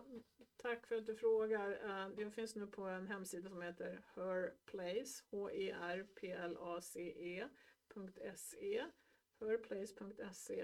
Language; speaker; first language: Swedish; native; Swedish